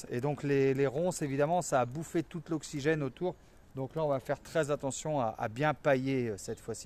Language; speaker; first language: French; native; French